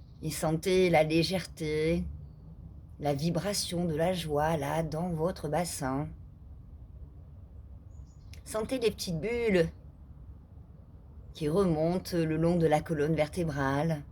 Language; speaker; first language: French; native; French